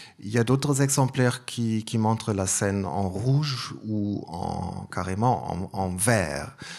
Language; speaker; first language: French; non-native, fluent; German